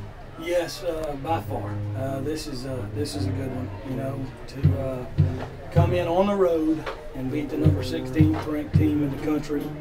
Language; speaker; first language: English; native; English